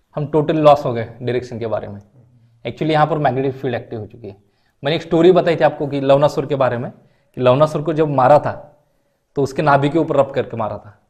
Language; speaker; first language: Hindi; non-native, local second language; Marathi